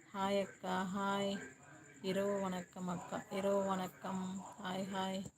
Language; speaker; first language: Tamil; native; Tamil